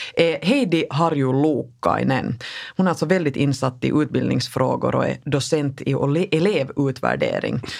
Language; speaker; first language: Swedish; native; Swedish